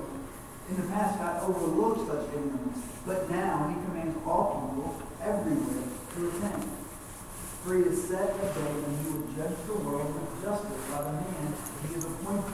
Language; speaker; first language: English; native; English